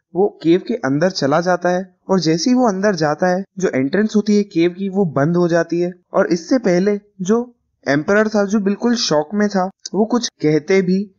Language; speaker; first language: Hindi; non-native, local second language; Gujarati